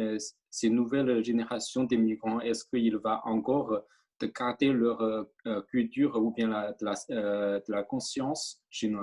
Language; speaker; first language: French; non-native, fluent; Chinese